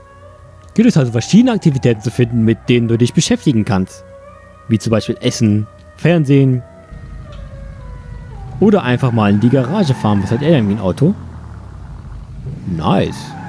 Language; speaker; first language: German; native; German